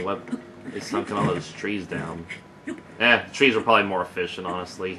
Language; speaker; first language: English; native; English